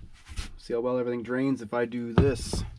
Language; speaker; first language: English; native; English